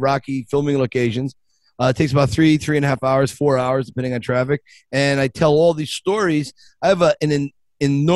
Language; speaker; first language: English; native; English